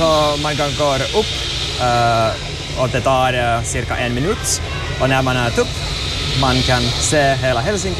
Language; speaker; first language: Swedish; non-native, learner; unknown